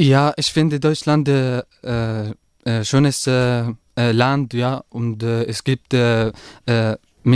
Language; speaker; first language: German; non-native, learner; Arabic